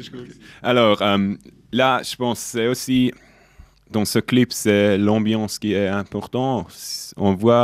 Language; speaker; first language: French; non-native, local second language; German